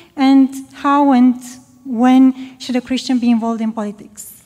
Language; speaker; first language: English; non-native, fluent; Romanian